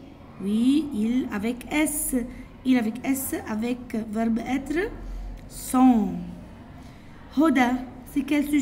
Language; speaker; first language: French; non-native, fluent; Arabic